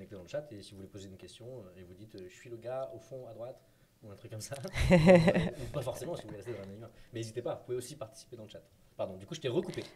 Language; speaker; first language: French; native; French